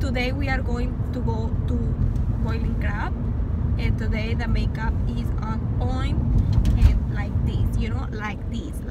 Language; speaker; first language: English; early bilingual, other home language; Spanish